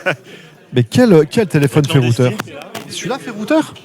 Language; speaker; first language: French; native; French